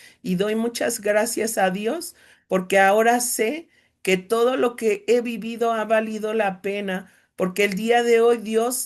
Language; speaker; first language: Spanish; native; Spanish